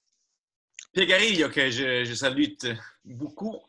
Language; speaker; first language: French; non-native, learner; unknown